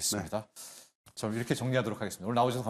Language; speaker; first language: Korean; native; Korean